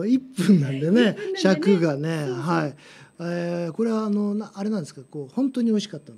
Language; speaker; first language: Japanese; native; Japanese